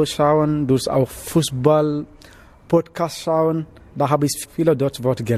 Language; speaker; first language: German; non-native, learner; Wolof